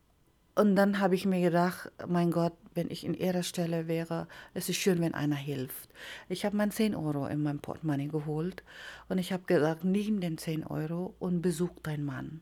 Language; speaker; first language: German; non-native, fluent; Iloko